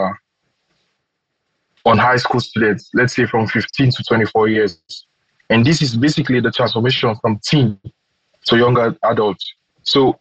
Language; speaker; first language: English; non-native, local second language; Krio